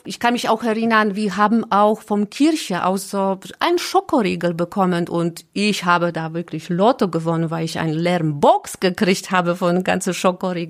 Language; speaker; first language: German; non-native, learner; Polish